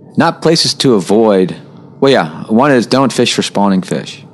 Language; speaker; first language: English; native; English